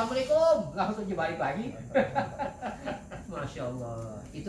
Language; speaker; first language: Indonesian; native; Indonesian